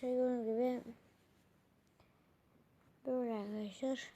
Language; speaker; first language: Turkish; native; Turkish